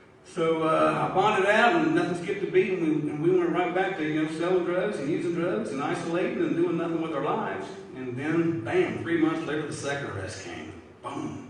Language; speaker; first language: English; native; English